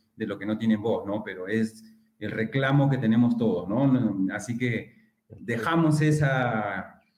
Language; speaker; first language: Spanish; native; Spanish